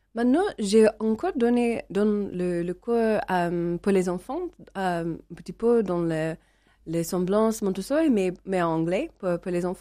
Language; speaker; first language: French; non-native, learner; English